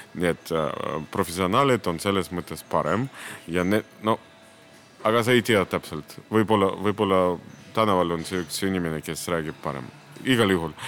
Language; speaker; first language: Estonian; non-native, local second language; Russian